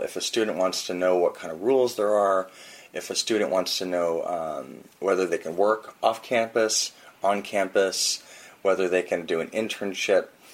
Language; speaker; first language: English; native; English